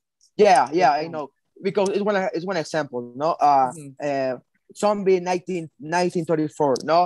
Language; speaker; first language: English; non-native, learner; Spanish